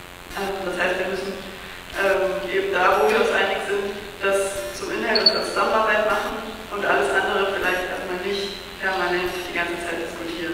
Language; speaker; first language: German; native; German